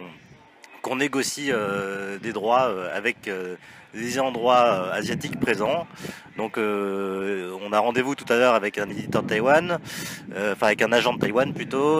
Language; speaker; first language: French; native; French